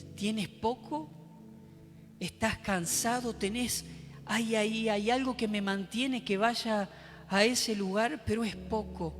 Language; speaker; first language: Spanish; native; Spanish